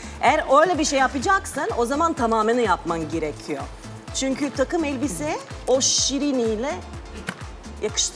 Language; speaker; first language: Turkish; non-native, fluent; Serbian